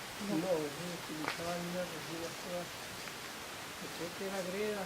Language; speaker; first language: Spanish; native; Spanish